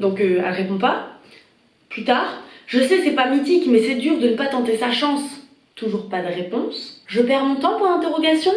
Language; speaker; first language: French; native; French